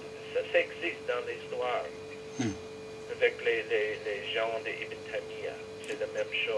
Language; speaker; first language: French; non-native, fluent; English